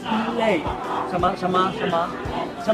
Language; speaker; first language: Chinese; non-native, learner; Japanese